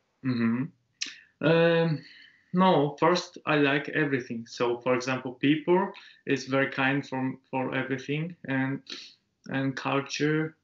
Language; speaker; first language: English; non-native, learner; Japanese